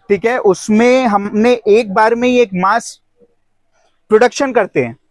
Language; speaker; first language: Hindi; non-native, local second language; Bangla